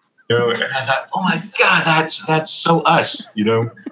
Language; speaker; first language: English; early bilingual, other home language; Spanish